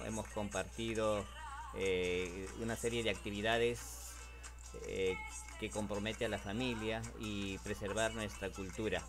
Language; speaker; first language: Spanish; native; Spanish